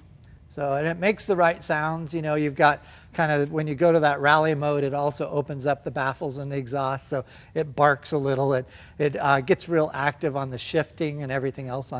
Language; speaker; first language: English; native; English